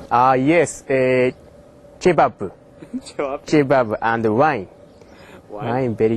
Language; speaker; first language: English; non-native, learner; Japanese